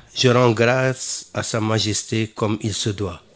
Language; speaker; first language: French; non-native, local second language; Wolof